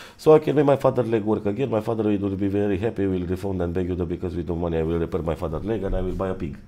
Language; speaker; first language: English; non-native, learner; Romanian